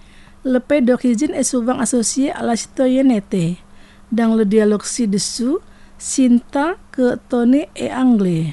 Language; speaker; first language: French; non-native, fluent; Indonesian